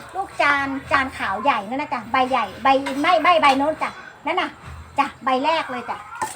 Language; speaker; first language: Thai; native; Thai